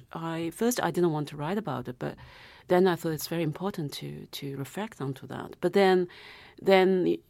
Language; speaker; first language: English; non-native, fluent; Chinese